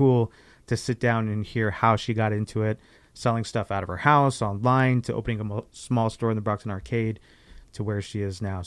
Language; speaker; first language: English; native; English